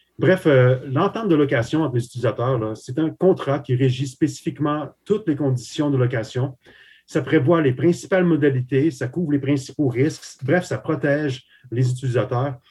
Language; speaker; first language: French; early bilingual, other home language; Slovak